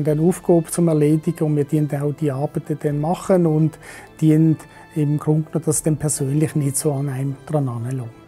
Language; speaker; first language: German; native; German